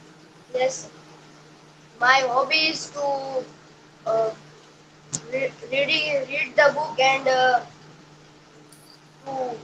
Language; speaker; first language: English; non-native, learner; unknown